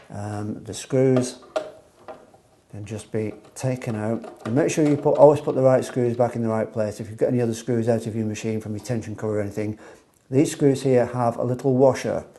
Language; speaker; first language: English; native; English